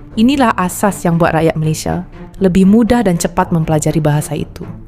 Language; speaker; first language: Malay; native; Malay